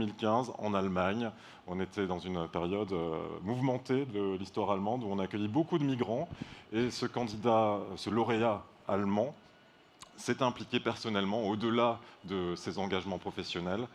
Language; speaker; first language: French; native; French